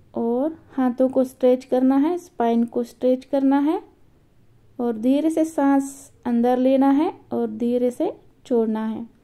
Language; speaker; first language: Hindi; non-native, local second language; Marathi